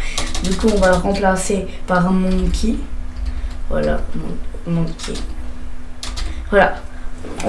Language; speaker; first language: French; native; French